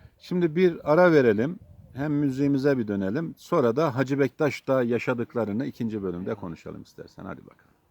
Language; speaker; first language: Turkish; native; Turkish